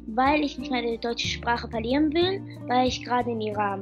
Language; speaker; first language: German; early bilingual, heritage; German